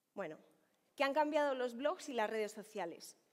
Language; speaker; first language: Spanish; native; Spanish